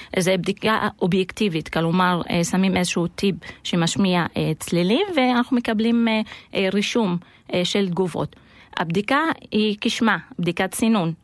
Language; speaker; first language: Hebrew; non-native, local second language; Arabic